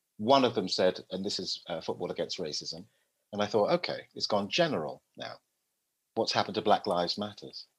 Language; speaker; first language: English; native; English